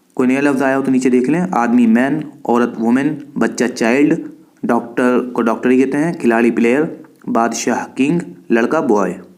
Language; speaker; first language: Urdu; native; Urdu